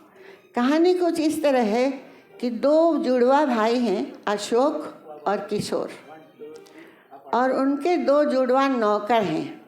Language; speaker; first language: Hindi; native; Hindi